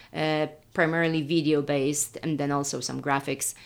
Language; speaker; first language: English; non-native, fluent; Polish